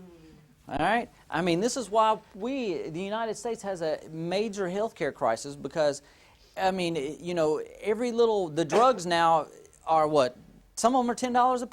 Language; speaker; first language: English; native; English